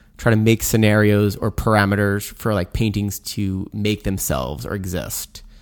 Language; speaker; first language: English; native; English